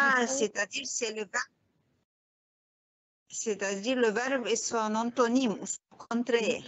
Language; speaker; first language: French; non-native, fluent; Arabic